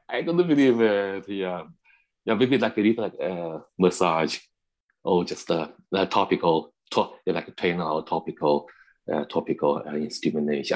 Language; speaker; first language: English; non-native, learner; Chinese